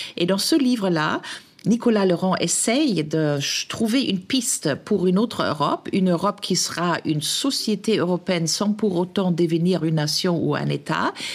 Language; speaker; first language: French; non-native, fluent; German